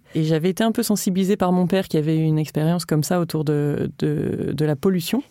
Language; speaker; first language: French; native; French